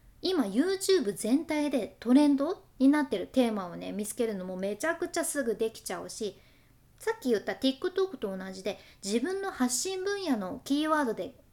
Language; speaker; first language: Japanese; native; Japanese